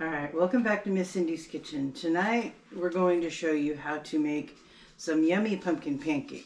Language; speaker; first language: English; native; English